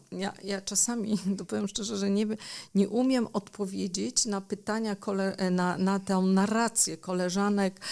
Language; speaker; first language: Polish; native; Polish